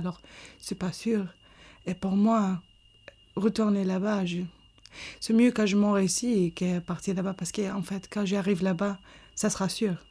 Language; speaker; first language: French; non-native, learner; Arabic